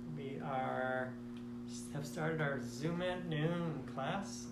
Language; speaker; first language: English; native; English